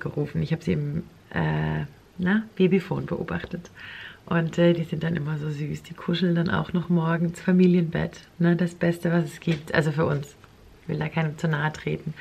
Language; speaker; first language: German; native; German